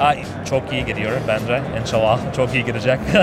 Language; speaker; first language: Turkish; non-native, learner; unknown